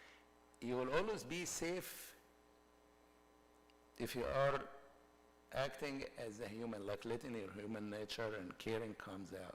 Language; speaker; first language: English; non-native, fluent; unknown